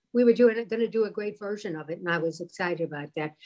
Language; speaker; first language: English; native; English